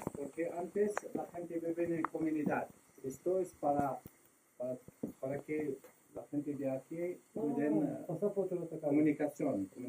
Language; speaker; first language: Spanish; non-native, learner; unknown